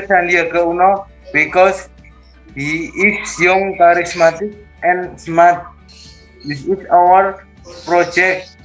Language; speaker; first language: English; non-native, learner; Indonesian